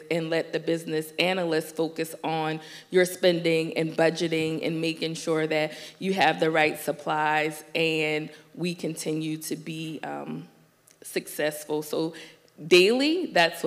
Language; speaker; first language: English; native; English